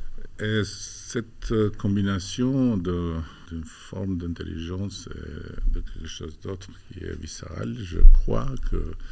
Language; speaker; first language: French; non-native, fluent; Albanian